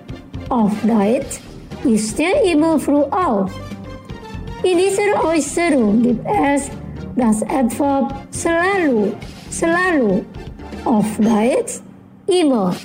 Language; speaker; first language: German; non-native, fluent; Indonesian